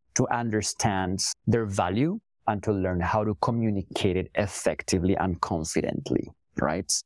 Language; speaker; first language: English; non-native, fluent; Spanish